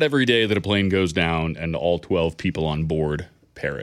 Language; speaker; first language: English; native; English